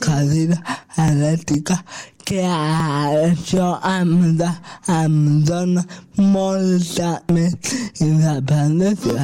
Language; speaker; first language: Catalan; non-native, local second language; Spanish